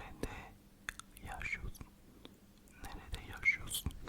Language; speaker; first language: Turkish; early bilingual, heritage; Turkish